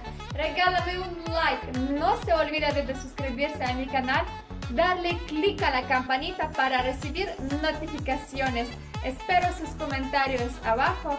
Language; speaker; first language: Spanish; non-native, learner; Polish